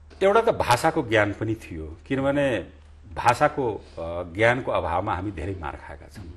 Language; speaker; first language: Nepali; non-native, local second language; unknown